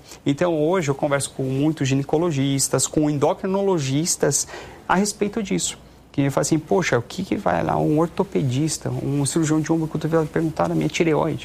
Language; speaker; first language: Portuguese; native; Portuguese